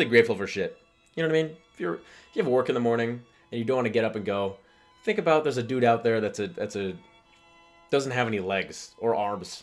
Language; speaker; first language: English; native; English